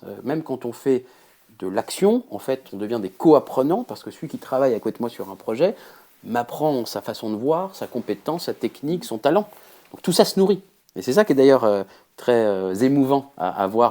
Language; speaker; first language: French; native; French